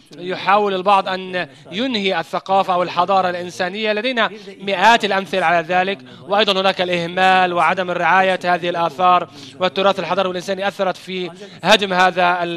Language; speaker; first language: Arabic; non-native, fluent; Turkish